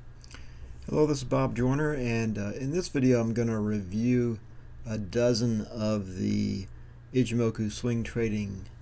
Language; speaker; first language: English; native; English